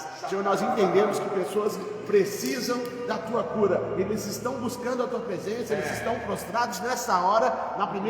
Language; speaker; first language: Portuguese; native; Portuguese